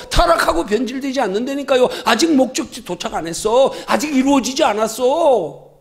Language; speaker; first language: Korean; native; Korean